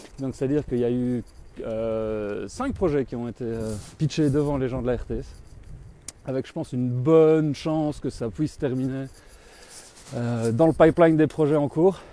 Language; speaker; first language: French; native; French